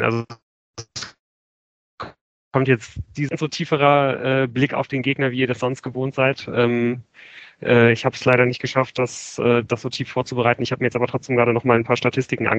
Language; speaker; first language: German; native; German